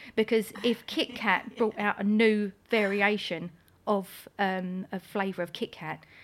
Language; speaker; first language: English; native; English